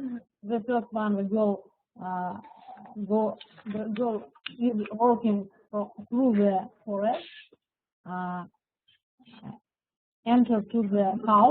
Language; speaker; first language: English; non-native, learner; Russian